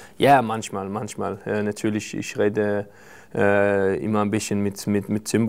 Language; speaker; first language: German; non-native, fluent; Danish